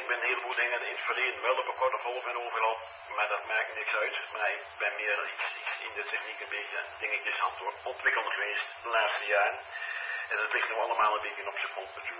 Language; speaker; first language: Dutch; native; Dutch